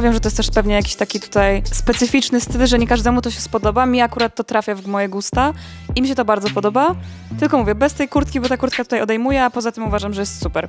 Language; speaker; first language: Polish; native; Polish